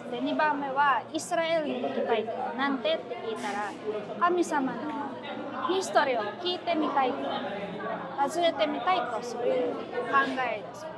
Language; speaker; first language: Japanese; non-native, fluent; Filipino